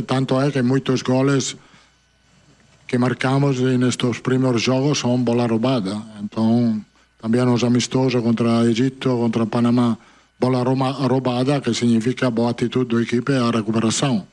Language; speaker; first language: Portuguese; non-native, fluent; Italian